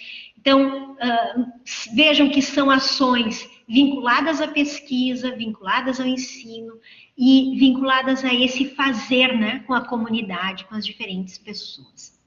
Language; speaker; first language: Portuguese; native; Portuguese